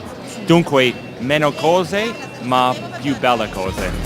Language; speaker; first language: Italian; non-native, learner; English